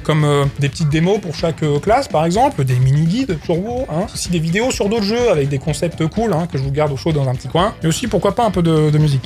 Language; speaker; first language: French; native; French